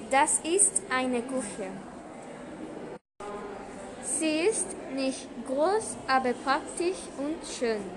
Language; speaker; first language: German; non-native, learner; Spanish